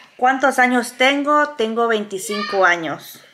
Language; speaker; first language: Spanish; native; Spanish